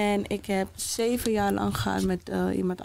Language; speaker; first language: Dutch; native; Dutch